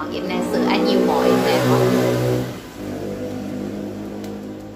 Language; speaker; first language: Vietnamese; non-native, learner; Thai